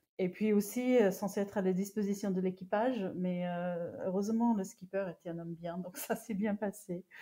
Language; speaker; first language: French; non-native, fluent; English